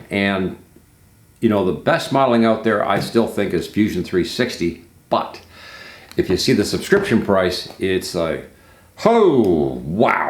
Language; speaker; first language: English; native; English